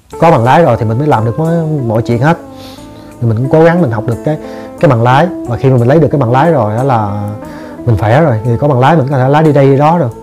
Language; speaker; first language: Vietnamese; native; Vietnamese